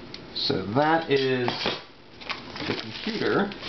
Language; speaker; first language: English; native; English